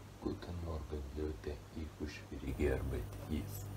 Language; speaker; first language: German; non-native, learner; Russian